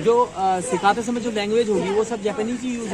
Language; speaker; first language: Hindi; native; Hindi